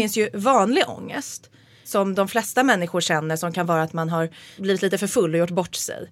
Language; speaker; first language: Swedish; native; Swedish